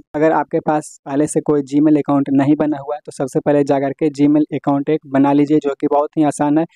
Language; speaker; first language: Hindi; native; Hindi